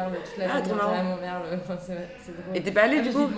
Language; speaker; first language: French; native; French